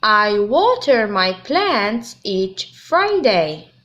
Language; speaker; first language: English; non-native, fluent; Arabic